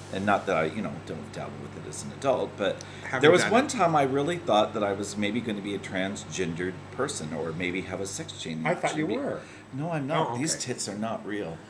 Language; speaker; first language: English; native; English